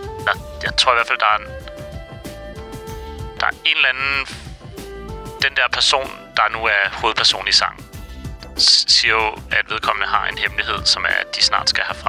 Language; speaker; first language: Danish; native; Danish